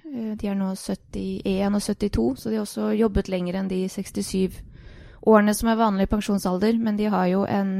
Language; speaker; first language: Norwegian; early bilingual, other home language; Bosnian